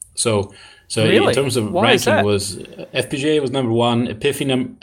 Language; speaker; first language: English; non-native, fluent; Swedish